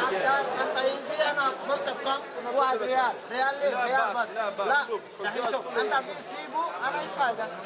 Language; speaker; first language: Arabic; non-native, learner; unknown